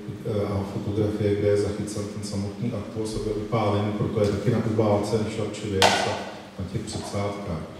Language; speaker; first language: Czech; native; Czech